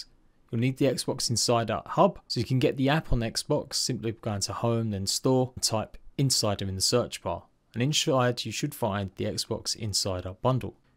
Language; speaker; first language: English; native; English